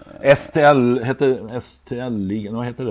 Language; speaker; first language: Swedish; native; Swedish